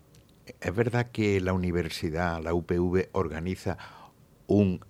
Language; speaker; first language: Spanish; native; Spanish